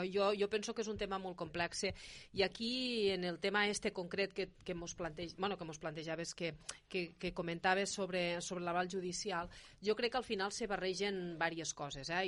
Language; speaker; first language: Catalan; native; Catalan